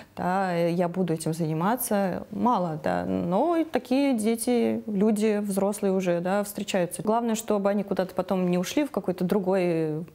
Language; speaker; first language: Russian; native; Russian